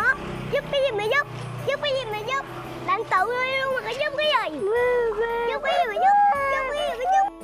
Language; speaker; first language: Vietnamese; native; Vietnamese